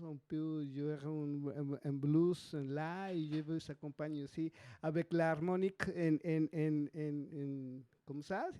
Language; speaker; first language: French; non-native, learner; Spanish